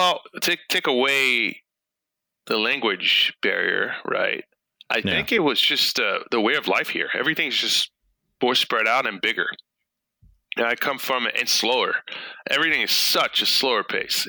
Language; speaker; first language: English; early bilingual, other home language; French